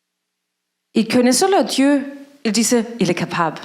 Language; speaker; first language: French; non-native, fluent; German